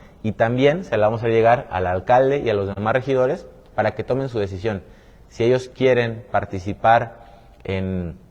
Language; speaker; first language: Spanish; native; Spanish